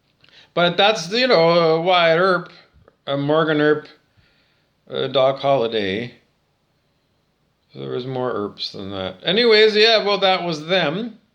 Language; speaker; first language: English; native; English